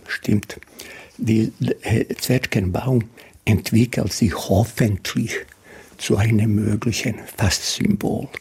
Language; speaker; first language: German; non-native, fluent; Bosnian